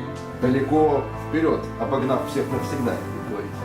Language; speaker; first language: Russian; native; Russian